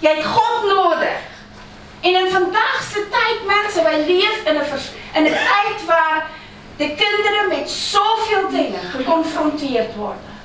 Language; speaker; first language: Dutch; non-native, fluent; Afrikaans